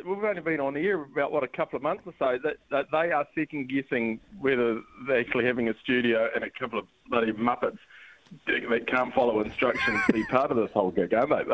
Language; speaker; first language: English; native; English